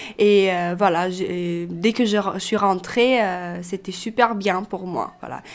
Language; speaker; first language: French; non-native, learner; Russian